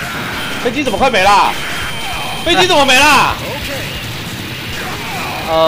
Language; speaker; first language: Chinese; native; Chinese